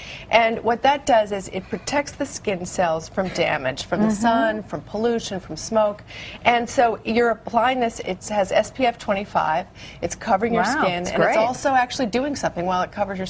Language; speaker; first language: English; native; English